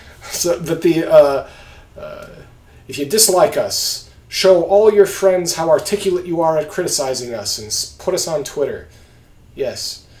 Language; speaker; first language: English; native; English